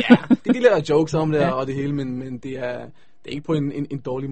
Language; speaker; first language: Danish; non-native, fluent; Hebrew